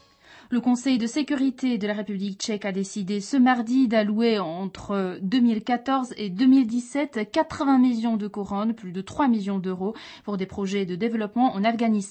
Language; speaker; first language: French; non-native, fluent; Czech